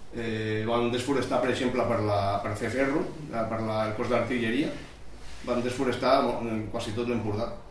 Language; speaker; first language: Catalan; non-native, local second language; Spanish